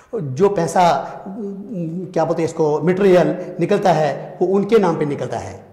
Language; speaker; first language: Hindi; native; Hindi